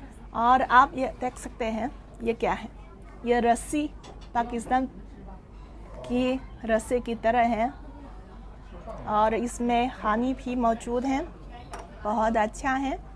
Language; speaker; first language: Hindi; non-native, fluent; Chinese